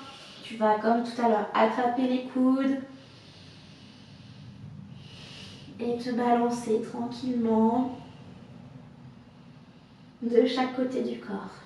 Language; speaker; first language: French; native; French